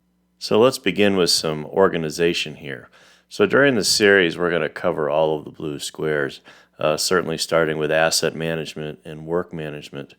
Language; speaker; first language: English; native; English